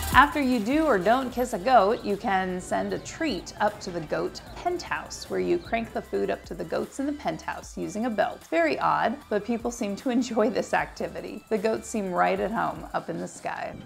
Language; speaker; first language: English; native; English